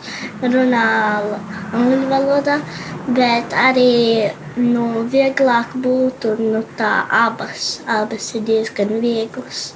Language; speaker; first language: Latvian; early bilingual, heritage; Latvian